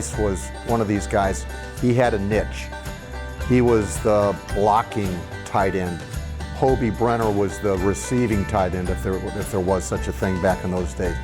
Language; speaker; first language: English; native; English